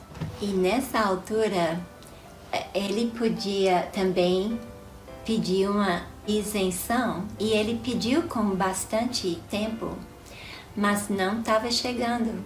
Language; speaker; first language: Portuguese; non-native, fluent; English